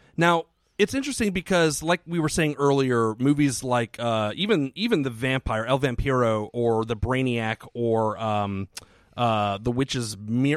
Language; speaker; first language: English; native; English